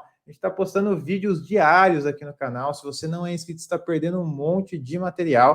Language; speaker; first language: Portuguese; native; Portuguese